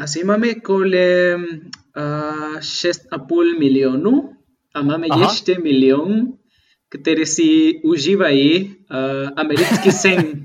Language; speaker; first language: Czech; non-native, fluent; Spanish